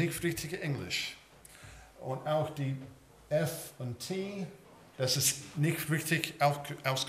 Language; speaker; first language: German; early bilingual, heritage; English